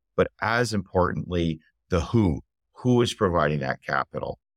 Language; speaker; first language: English; native; English